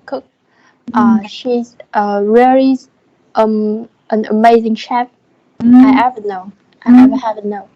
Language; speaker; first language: English; non-native, learner; Vietnamese